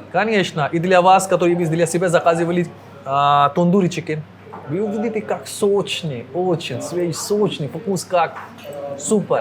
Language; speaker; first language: Russian; non-native, learner; Hindi